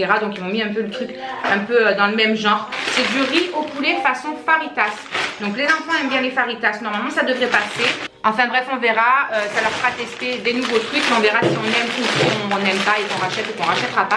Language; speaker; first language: French; native; French